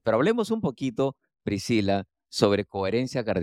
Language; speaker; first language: Spanish; native; Spanish